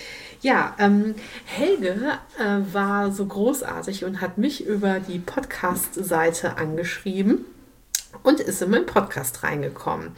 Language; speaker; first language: German; native; German